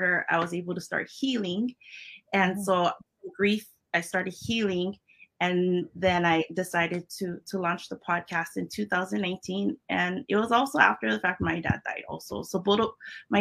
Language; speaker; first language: English; early bilingual, other home language; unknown